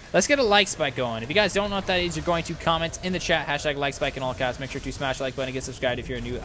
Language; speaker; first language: English; native; English